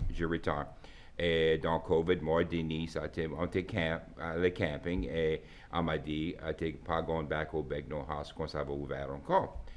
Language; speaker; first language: French; native; French